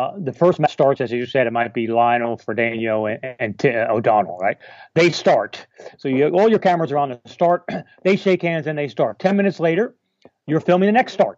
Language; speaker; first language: English; native; English